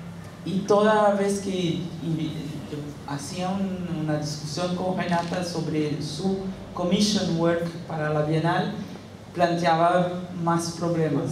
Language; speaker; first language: Spanish; non-native, fluent; Portuguese